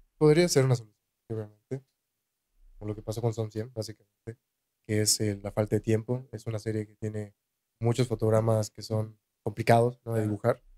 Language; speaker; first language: Spanish; native; Spanish